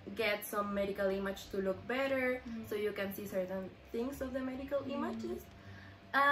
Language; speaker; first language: English; non-native, fluent; Spanish